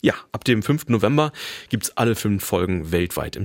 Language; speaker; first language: German; native; German